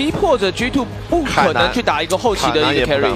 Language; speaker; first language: Chinese; native; Chinese